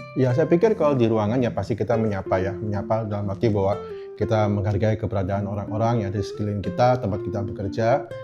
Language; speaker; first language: Indonesian; native; Indonesian